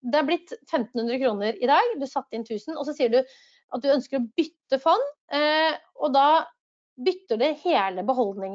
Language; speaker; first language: Norwegian; native; Norwegian